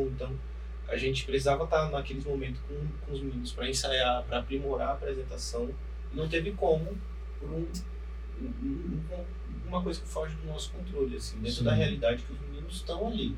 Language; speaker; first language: Portuguese; native; Portuguese